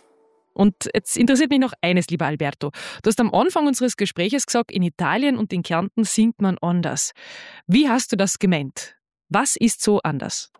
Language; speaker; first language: German; native; German